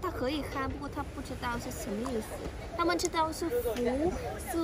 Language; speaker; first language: Chinese; non-native, learner; Vietnamese